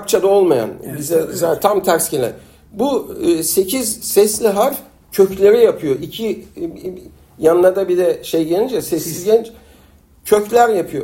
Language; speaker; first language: Turkish; native; Turkish